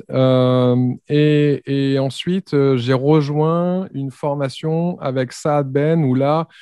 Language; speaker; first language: French; native; French